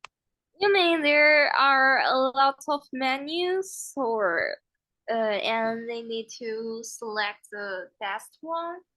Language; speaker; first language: English; non-native, learner; Chinese